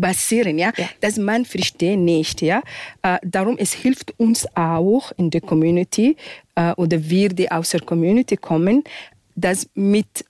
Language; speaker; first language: German; non-native, fluent; Arabic